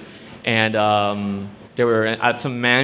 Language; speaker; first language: English; native; English